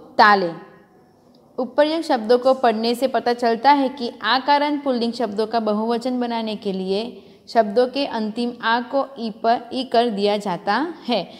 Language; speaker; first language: Hindi; non-native, local second language; Gujarati